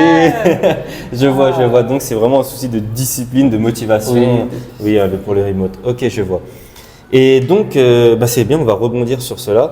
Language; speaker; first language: French; non-native, local second language; Malagasy